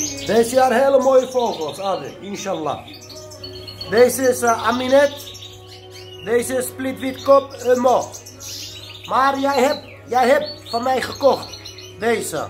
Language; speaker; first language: Dutch; non-native, learner; Turkish